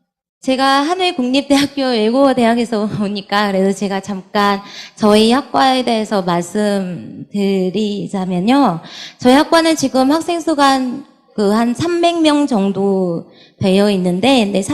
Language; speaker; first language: Korean; non-native, fluent; Vietnamese